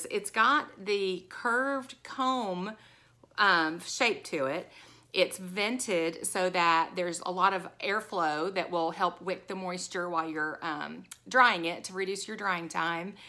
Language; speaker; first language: English; native; English